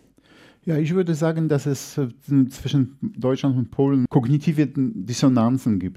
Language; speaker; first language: German; non-native, fluent; Polish